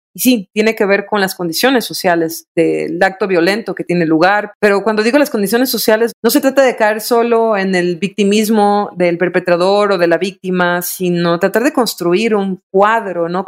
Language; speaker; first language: Spanish; native; Spanish